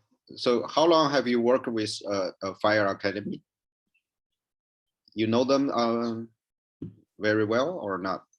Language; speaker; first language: English; non-native, learner; Chinese